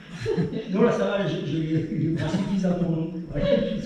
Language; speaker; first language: French; native; French